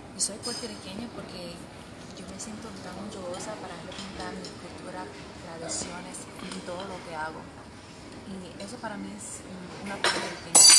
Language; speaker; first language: Spanish; early bilingual, heritage; English